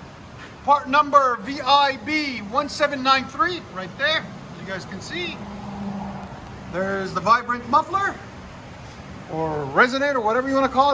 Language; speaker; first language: English; early bilingual, heritage; Spanish